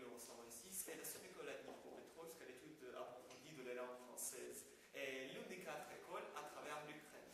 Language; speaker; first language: French; non-native, fluent; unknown